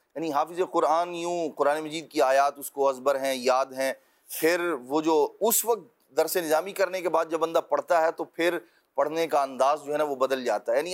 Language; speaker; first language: Urdu; non-native, local second language; Punjabi